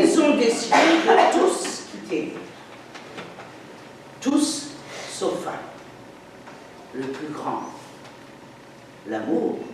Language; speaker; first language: French; native; French